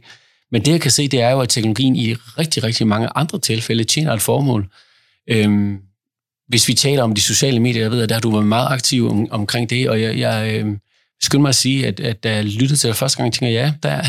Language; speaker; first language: Danish; native; Danish